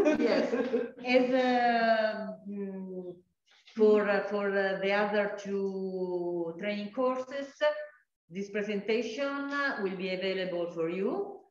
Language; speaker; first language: English; non-native, fluent; Italian